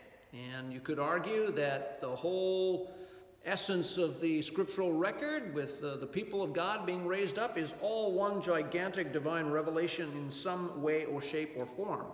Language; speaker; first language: English; native; English